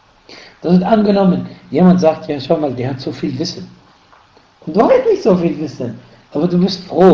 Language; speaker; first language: German; non-native, fluent; Arabic